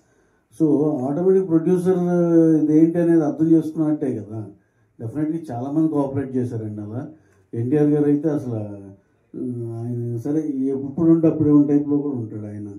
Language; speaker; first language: Telugu; native; Telugu